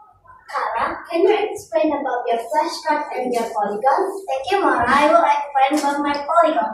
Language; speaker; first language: English; non-native, learner; Indonesian